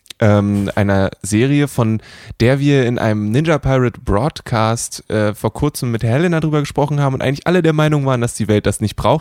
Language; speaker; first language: German; native; German